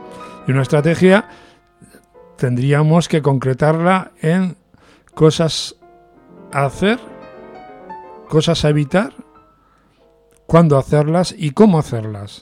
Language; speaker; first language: Spanish; native; Spanish